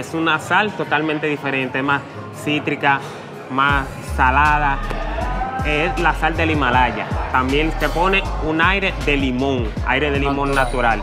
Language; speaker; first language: Spanish; native; Spanish